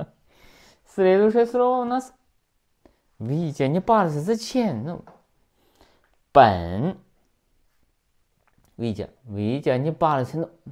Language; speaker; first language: Russian; non-native, learner; Chinese